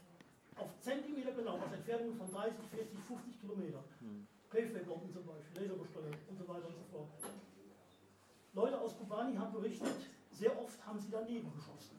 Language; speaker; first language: German; native; German